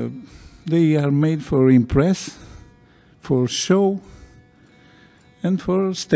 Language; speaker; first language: English; non-native, learner; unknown